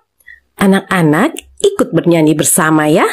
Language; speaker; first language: Indonesian; native; Indonesian